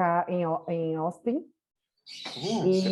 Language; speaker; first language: Spanish; non-native, learner; Portuguese